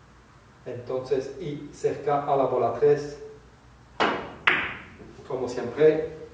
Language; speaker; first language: Spanish; non-native, fluent; French